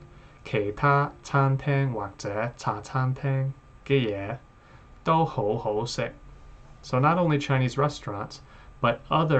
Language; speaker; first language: Cantonese; non-native, learner; English